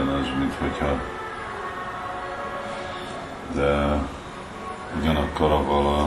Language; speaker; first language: Hungarian; early bilingual, heritage; Hungarian